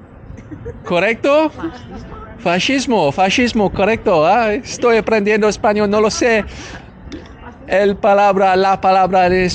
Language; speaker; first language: Spanish; non-native, learner; English